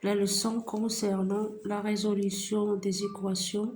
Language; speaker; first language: French; non-native, local second language; Arabic